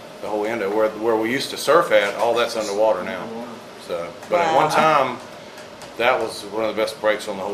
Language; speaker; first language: English; native; English